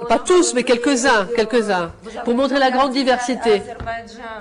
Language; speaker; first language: French; native; French